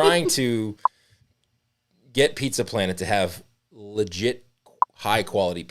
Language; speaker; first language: English; native; English